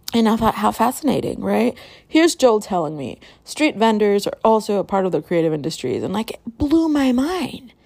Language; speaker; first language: English; early bilingual, other home language; Spanish